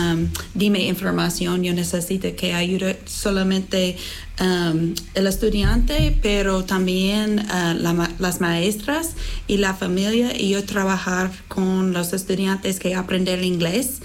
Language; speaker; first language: Spanish; non-native, learner; English